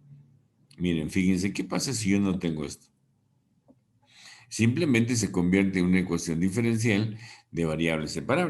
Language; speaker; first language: Spanish; native; Spanish